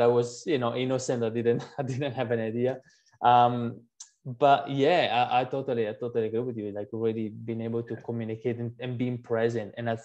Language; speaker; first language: English; non-native, fluent; Italian